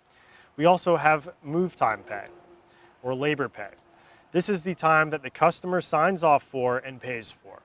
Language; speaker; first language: English; native; English